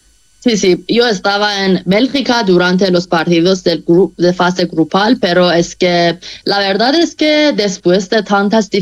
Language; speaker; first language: Spanish; non-native, fluent; Persian